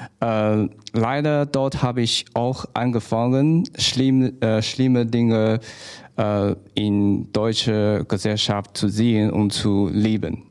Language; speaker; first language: German; non-native, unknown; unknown